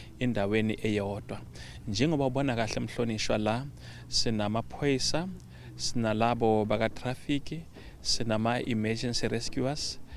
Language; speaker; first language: Zulu; native; Zulu